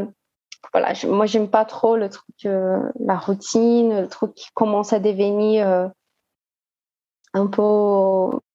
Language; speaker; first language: French; non-native, fluent; Portuguese